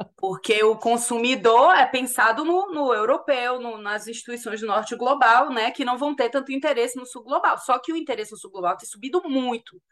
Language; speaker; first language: Portuguese; native; Portuguese